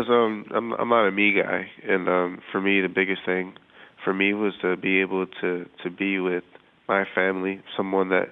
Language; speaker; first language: English; native; English